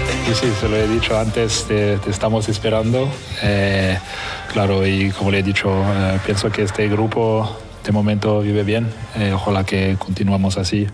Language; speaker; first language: Spanish; non-native, fluent; French